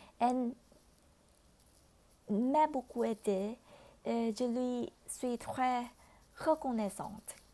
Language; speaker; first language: French; non-native, learner; Vietnamese